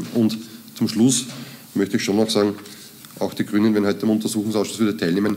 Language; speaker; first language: German; native; German